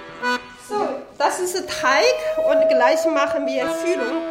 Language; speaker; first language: German; non-native, fluent; Chinese